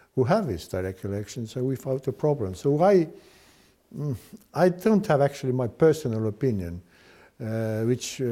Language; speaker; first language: English; non-native, fluent; Estonian